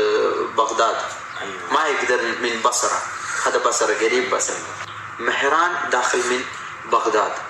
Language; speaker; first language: Arabic; non-native, learner; Malayalam